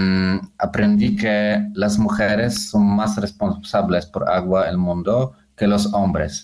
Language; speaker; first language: Spanish; non-native, fluent; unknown